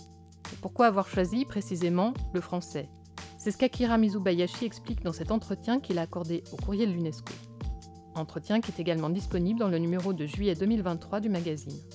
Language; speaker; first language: French; native; French